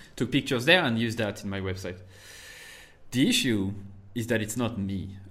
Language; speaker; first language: English; non-native, fluent; French